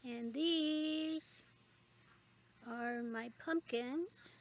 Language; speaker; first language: English; native; English